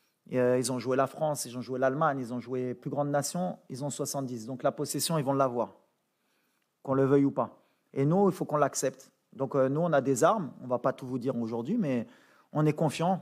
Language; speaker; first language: French; early bilingual, other home language; Arabic